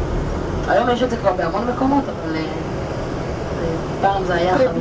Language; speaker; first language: Hebrew; native; Hebrew